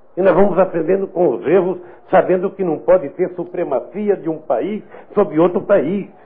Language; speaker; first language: Portuguese; native; Portuguese